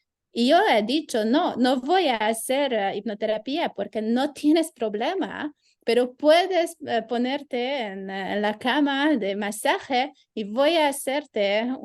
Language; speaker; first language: Spanish; non-native, fluent; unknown